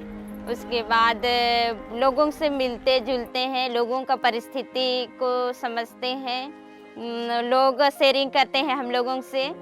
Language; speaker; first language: Hindi; non-native, local second language; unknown